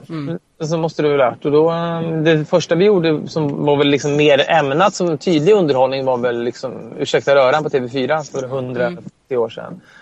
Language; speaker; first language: Swedish; native; Swedish